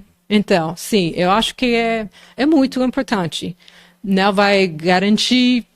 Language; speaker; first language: Portuguese; non-native, fluent; English